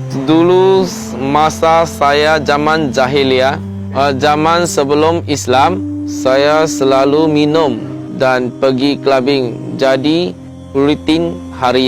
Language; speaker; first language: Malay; non-native, local second language; Chinese